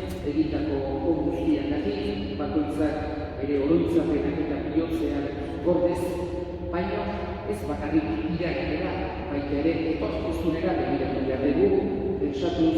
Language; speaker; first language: Basque; native; Basque